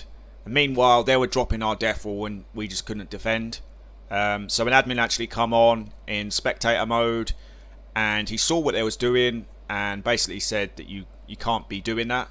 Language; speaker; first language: English; native; English